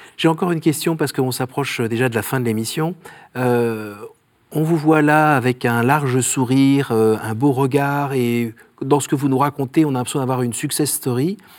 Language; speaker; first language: French; native; French